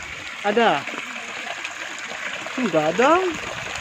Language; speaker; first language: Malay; non-native, fluent; French